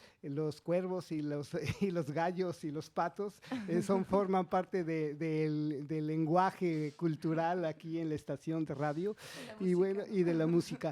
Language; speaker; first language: Spanish; native; Spanish